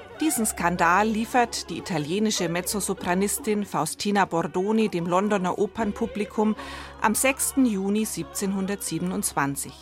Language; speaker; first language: German; native; German